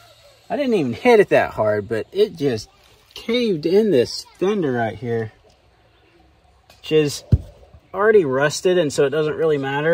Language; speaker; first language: English; native; English